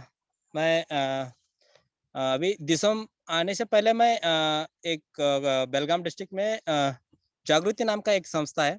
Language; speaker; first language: Hindi; non-native, local second language; Kannada